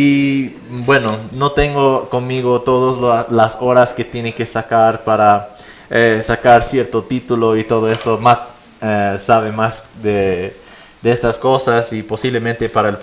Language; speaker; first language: Spanish; non-native, fluent; English